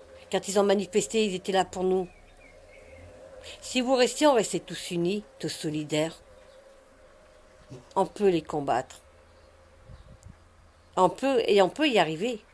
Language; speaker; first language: French; native; French